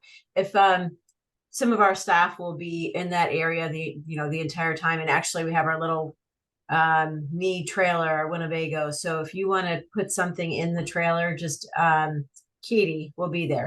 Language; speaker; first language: English; native; English